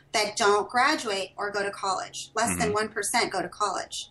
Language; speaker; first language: English; native; English